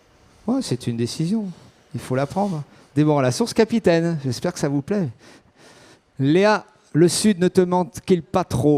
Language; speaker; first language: French; native; French